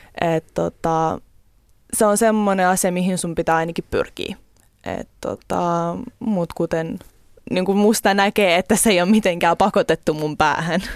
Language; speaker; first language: Finnish; early bilingual, other home language; Russian